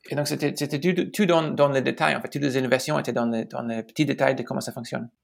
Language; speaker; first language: French; non-native, fluent; English